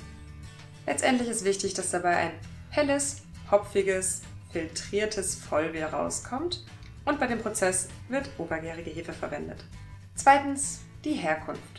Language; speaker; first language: German; native; German